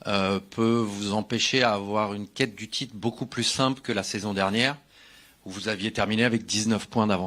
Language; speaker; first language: French; native; French